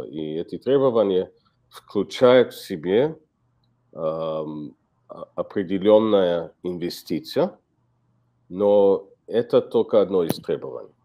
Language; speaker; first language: Russian; non-native, fluent; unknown